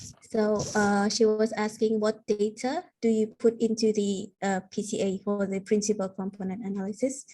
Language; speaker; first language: English; non-native, fluent; Indonesian